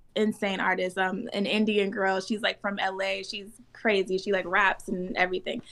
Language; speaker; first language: English; native; English